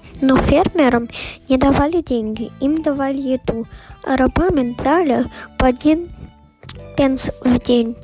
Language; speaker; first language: Russian; early bilingual, heritage; Russian